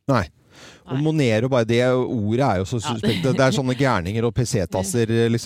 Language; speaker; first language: Norwegian; native; Norwegian